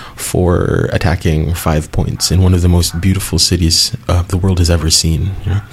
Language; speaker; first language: English; non-native, local second language; Cebuano